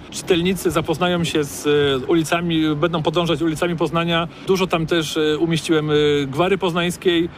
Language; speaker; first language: Polish; native; Polish